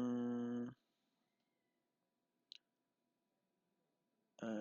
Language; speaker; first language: English; non-native, learner; Spanish